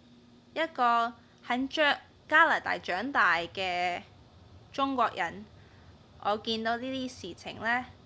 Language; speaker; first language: Cantonese; early bilingual, heritage; Cantonese